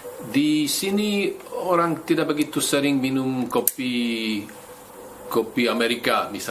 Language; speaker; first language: Indonesian; non-native, fluent; Slovak